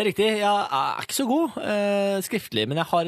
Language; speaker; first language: Norwegian; native; Norwegian